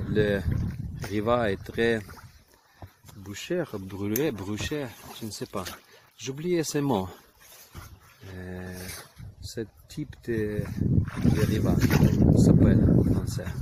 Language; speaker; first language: French; non-native, learner; Ukrainian